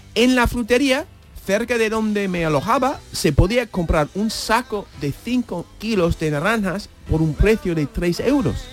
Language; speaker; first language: Spanish; non-native, fluent; English